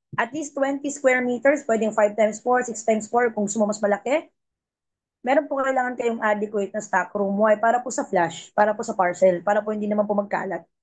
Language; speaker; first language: Filipino; non-native, local second language; Cebuano